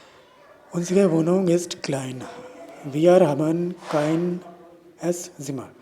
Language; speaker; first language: German; non-native, learner; Urdu